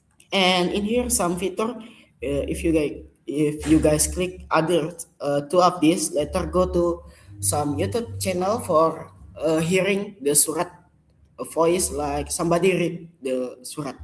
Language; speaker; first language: English; non-native, learner; Indonesian